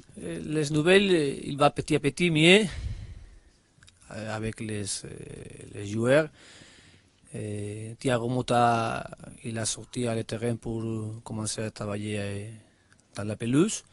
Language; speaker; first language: French; non-native, learner; Spanish